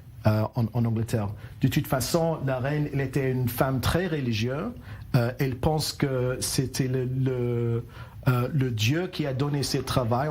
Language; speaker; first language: French; non-native, learner; English